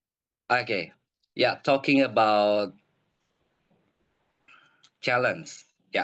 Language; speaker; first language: English; non-native, learner; Indonesian